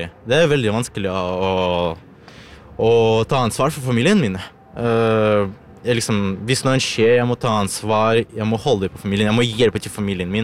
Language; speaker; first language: Norwegian; non-native, learner; Ukrainian